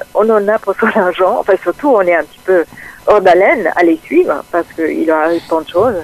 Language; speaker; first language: French; non-native, fluent; English